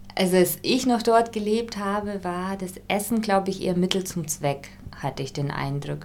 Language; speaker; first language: German; non-native, fluent; Russian